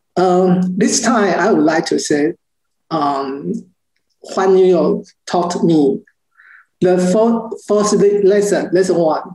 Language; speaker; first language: English; non-native, learner; Chinese